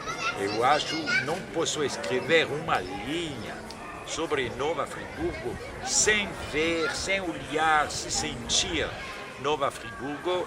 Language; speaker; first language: Portuguese; non-native, fluent; French